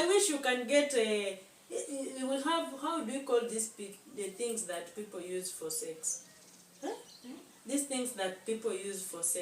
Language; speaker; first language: English; non-native, local second language; Swahili